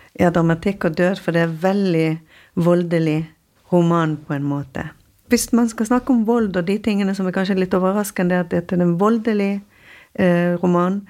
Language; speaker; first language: Norwegian; non-native, fluent; Spanish